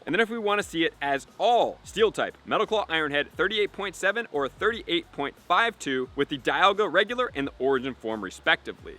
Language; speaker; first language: English; native; English